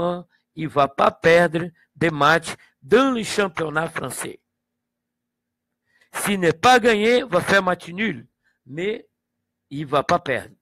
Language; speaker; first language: French; non-native, fluent; Portuguese